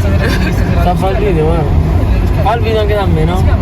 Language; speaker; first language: Italian; native; Italian